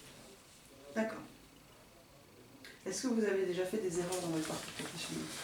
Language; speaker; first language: French; native; French